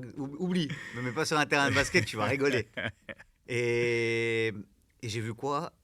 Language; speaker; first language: French; native; French